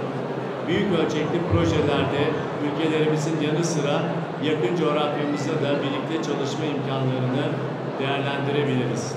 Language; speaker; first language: Turkish; native; Turkish